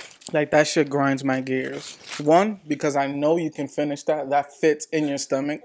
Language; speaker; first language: English; early bilingual, other home language; Spanish